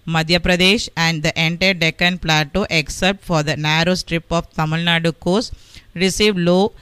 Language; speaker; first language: English; non-native, local second language; Tamil